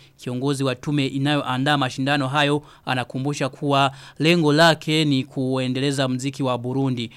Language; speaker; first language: Swahili; non-native, local second language; Rundi